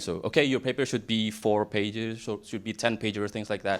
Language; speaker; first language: English; non-native, fluent; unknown